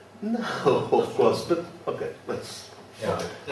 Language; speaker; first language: English; non-native, fluent; Portuguese